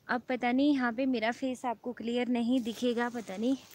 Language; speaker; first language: Hindi; native; Hindi